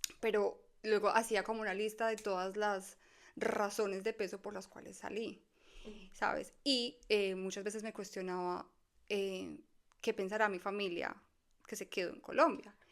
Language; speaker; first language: Spanish; native; Spanish